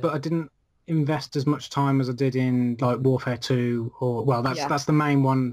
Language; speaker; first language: English; native; English